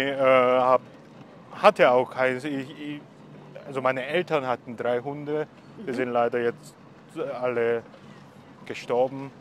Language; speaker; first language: German; non-native, fluent; Korean